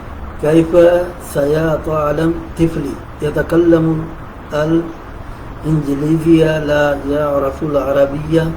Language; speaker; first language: Arabic; non-native, learner; Urdu